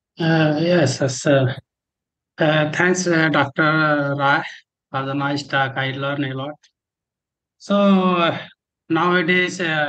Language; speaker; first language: English; non-native, local second language; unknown